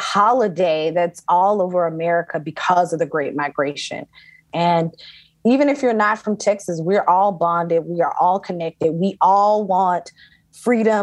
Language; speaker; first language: English; native; English